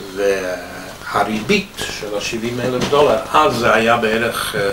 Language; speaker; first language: Hebrew; non-native, fluent; English